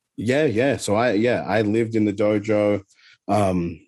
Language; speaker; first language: English; native; English